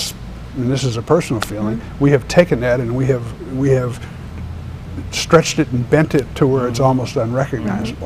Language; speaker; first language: English; native; English